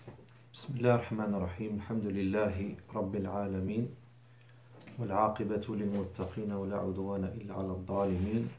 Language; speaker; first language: Arabic; non-native, fluent; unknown